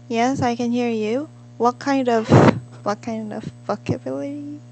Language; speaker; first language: English; non-native, learner; Korean